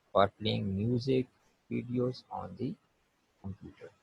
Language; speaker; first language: English; non-native, local second language; Urdu